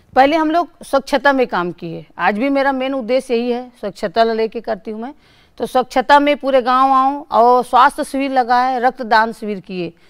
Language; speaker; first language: Hindi; native; Hindi